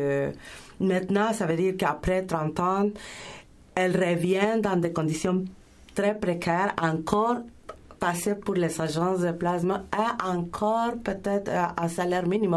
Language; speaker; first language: French; non-native, fluent; Spanish